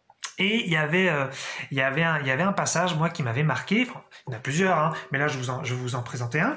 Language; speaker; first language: French; native; French